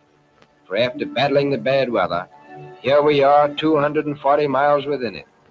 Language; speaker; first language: English; native; English